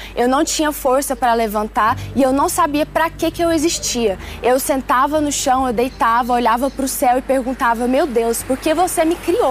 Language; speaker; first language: Portuguese; early bilingual, other home language; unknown